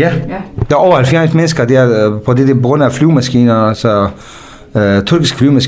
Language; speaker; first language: Danish; non-native, fluent; Kurdish